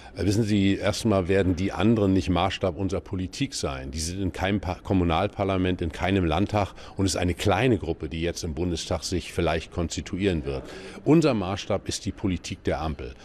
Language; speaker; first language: German; native; German